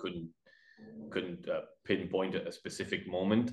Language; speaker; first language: English; non-native, fluent; Spanish